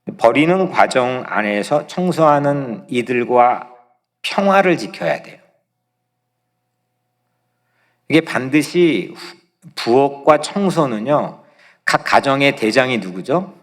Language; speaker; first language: Korean; native; Korean